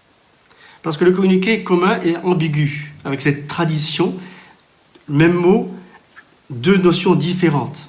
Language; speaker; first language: French; native; French